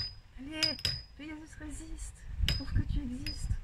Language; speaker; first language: French; native; French